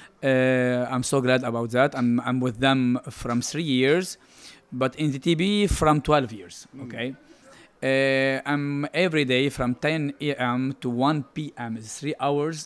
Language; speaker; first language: English; non-native, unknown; Arabic